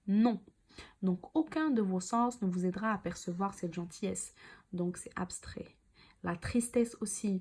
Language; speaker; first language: French; non-native, local second language; Arabic